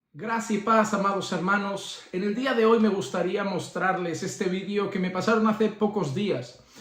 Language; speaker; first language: Spanish; native; Spanish